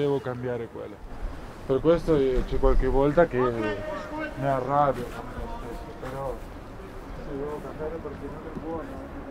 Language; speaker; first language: Italian; non-native, learner; Spanish